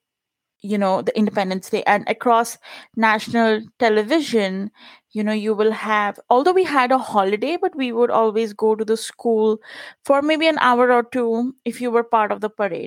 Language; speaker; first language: English; non-native, local second language; Punjabi